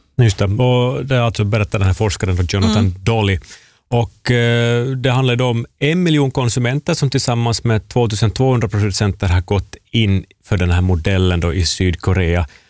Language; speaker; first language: Swedish; native; Swedish